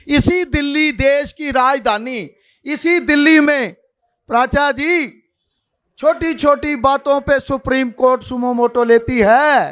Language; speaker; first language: Hindi; non-native, local second language; Punjabi